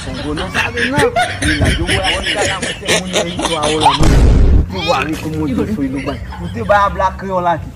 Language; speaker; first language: Spanish; non-native, learner; Haitian Creole